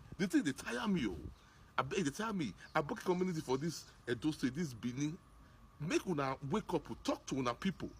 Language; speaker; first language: Nigerian Pidgin; non-native, local second language; Bini